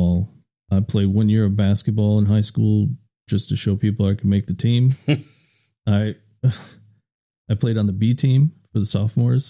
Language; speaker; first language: English; native; English